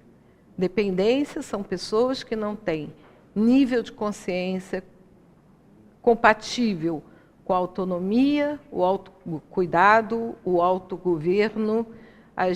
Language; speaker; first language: Portuguese; native; Portuguese